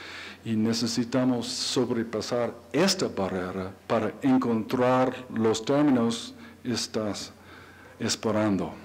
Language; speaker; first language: Spanish; non-native, learner; English